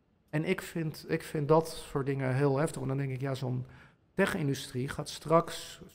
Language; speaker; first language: Dutch; native; Dutch